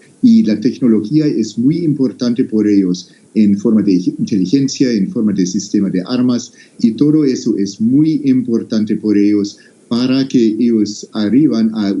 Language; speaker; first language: Spanish; non-native, fluent; English